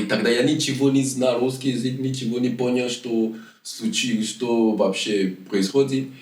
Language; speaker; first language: Russian; non-native, fluent; French